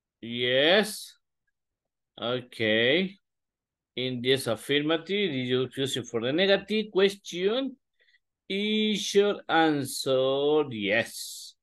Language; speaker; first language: English; non-native, learner; Spanish